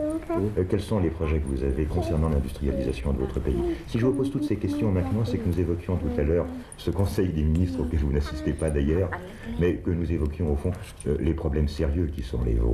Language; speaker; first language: French; native; French